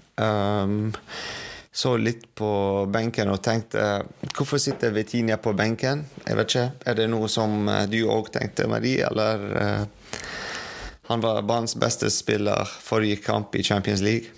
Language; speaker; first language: Norwegian; non-native, fluent; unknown